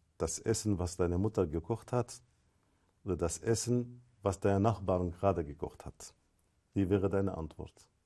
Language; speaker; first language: German; non-native, fluent; Arabic